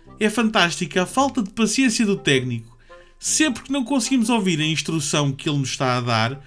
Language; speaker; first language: Portuguese; native; Portuguese